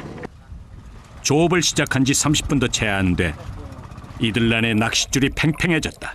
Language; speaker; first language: Korean; native; Korean